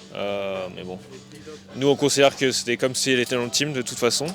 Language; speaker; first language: French; native; French